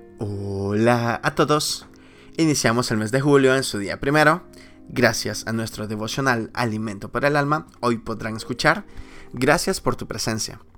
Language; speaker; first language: Spanish; native; Spanish